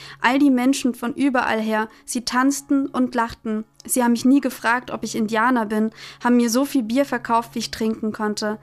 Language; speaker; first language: German; early bilingual, other home language; Greek